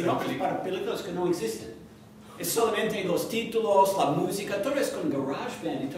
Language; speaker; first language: Spanish; non-native, fluent; English